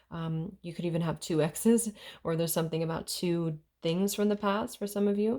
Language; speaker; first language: English; native; English